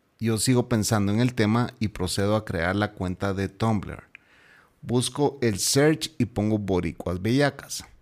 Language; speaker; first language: Spanish; native; Spanish